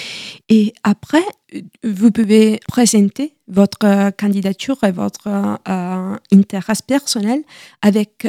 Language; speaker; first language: French; non-native, learner; Italian